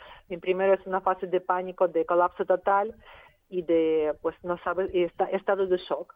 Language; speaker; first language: Spanish; non-native, fluent; Ukrainian